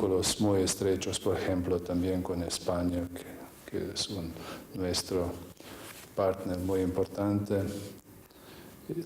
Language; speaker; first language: Spanish; non-native, fluent; Slovenian